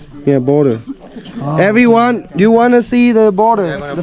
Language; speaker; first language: English; non-native, learner; Vietnamese